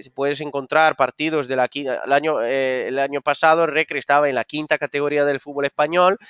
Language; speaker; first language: Spanish; non-native, fluent; Portuguese